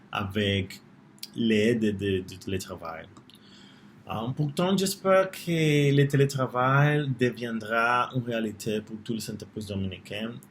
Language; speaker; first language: French; non-native, learner; Spanish